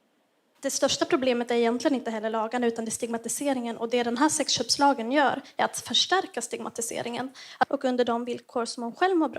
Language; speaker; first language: Swedish; native; Swedish